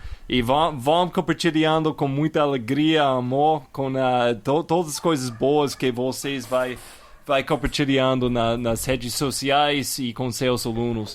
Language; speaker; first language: Portuguese; non-native, fluent; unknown